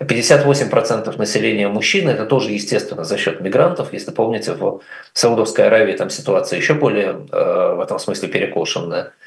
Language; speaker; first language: Russian; native; Russian